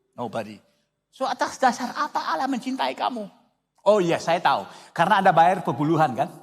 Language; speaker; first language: Indonesian; non-native, fluent; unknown